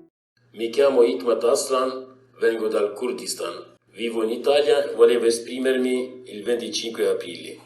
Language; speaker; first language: Italian; non-native, fluent; Kurdish